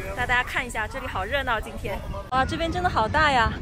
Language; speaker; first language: Chinese; native; Chinese